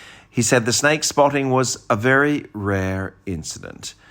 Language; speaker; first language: English; native; English